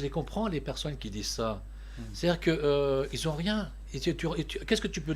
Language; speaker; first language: French; early bilingual, other home language; Turkish